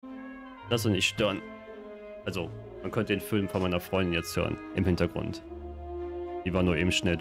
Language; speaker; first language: German; native; German